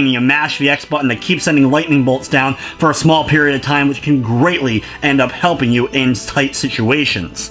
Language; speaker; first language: English; native; English